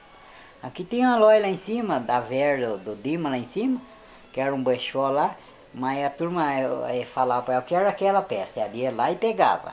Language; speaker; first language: Portuguese; native; Portuguese